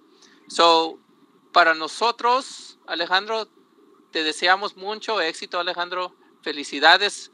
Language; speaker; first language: Spanish; early bilingual, heritage; Spanish